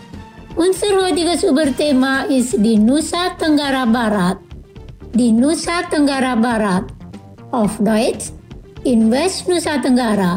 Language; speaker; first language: German; non-native, fluent; Indonesian